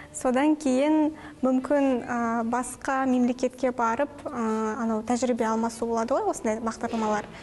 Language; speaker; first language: Kazakh; non-native, local second language; Russian